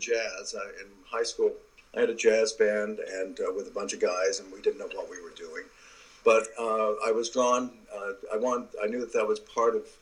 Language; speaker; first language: English; native; English